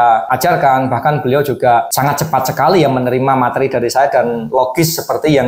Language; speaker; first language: Indonesian; native; Indonesian